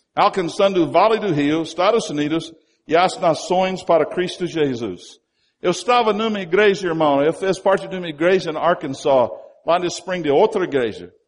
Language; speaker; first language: Portuguese; non-native, fluent; English